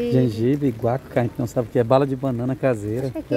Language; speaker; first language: Portuguese; native; Portuguese